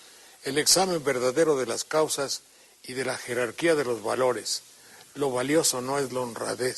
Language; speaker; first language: Spanish; native; Spanish